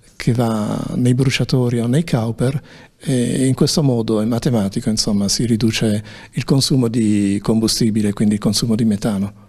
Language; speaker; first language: Italian; native; Italian